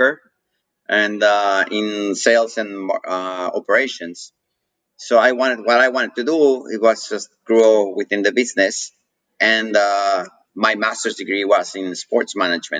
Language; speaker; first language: English; non-native, fluent; Spanish